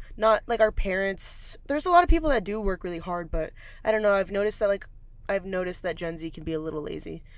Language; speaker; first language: English; early bilingual, other home language; Spanish